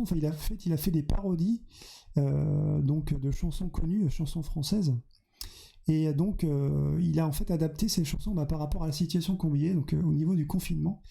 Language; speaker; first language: French; native; French